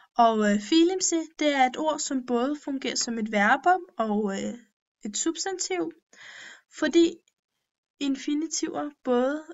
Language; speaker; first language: Danish; early bilingual, other home language; Turkish